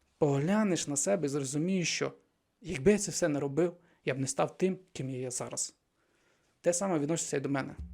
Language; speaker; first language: Ukrainian; non-native, local second language; Russian